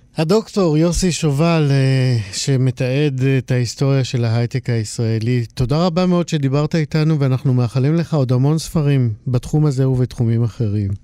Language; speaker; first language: Hebrew; native; Hebrew